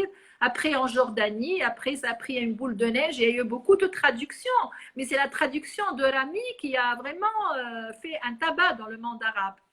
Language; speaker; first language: French; non-native, local second language; Arabic